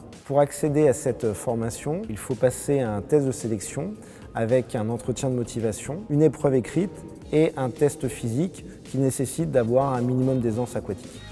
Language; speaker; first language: French; native; French